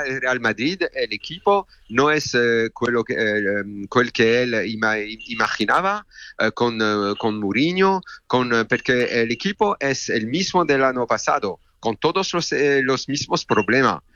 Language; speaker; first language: Spanish; non-native, learner; French